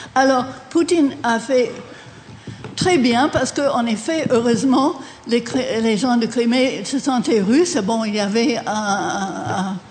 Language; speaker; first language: French; non-native, fluent; English